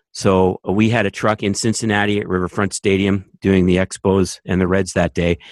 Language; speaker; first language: English; native; English